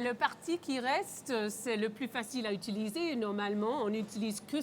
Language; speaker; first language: French; non-native, local second language; English